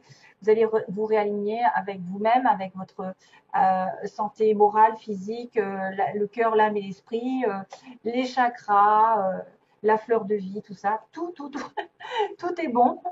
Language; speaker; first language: French; native; French